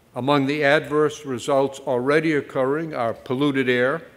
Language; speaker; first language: English; native; English